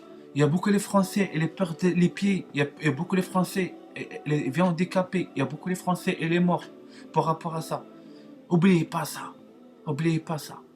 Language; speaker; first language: French; non-native, learner; Arabic